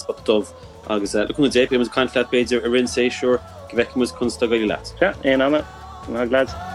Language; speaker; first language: Irish; non-native, local second language; English